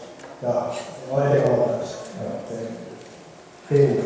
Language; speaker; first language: Swedish; non-native, fluent; Finnish